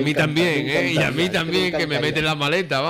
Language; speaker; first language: Spanish; native; Spanish